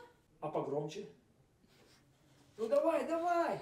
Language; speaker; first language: Russian; native; Russian